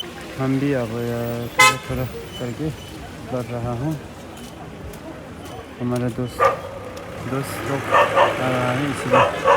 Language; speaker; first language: Hindi; non-native, local second language; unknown